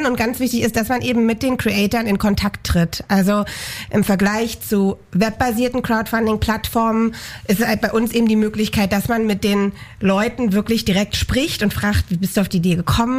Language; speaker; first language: German; native; German